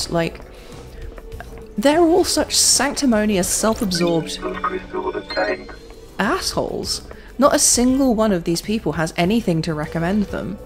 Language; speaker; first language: English; native; English